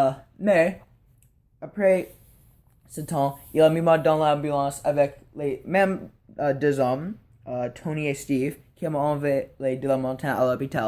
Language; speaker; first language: French; non-native, learner; English